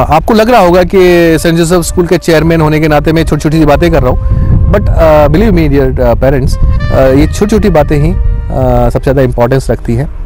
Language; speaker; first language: Hindi; native; Hindi